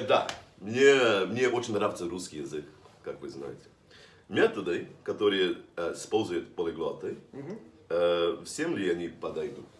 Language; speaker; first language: Russian; non-native, learner; Portuguese